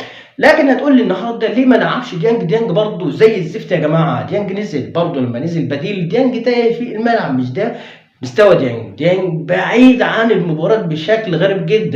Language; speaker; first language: Arabic; native; Arabic